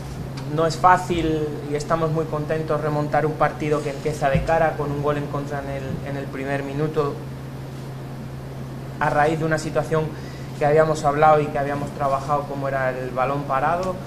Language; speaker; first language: Spanish; native; Spanish